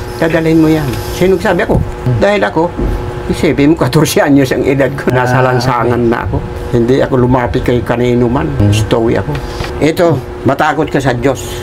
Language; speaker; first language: Filipino; native; Filipino